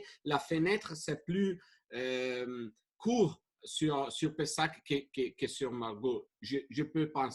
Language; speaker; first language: French; non-native, fluent; Italian